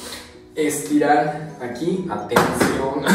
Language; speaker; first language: Spanish; non-native, learner; Japanese